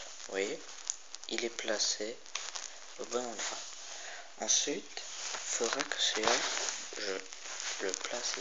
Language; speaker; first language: French; native; French